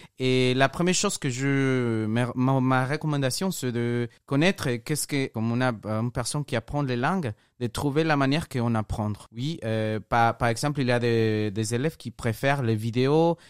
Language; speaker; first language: French; non-native, learner; Spanish